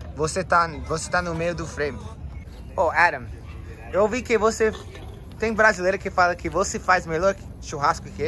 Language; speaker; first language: Portuguese; non-native, learner; English